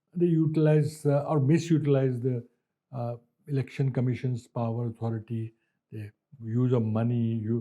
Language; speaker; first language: English; non-native, local second language; Hindi